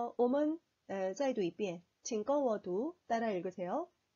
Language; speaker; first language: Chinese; non-native, fluent; Korean